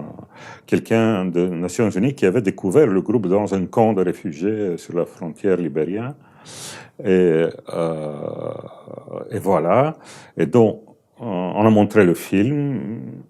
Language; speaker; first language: French; non-native, fluent; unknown